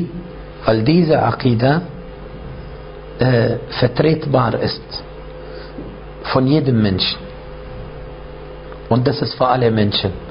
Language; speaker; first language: German; non-native, fluent; Arabic